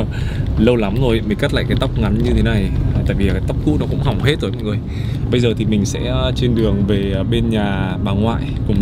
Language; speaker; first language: Vietnamese; native; Vietnamese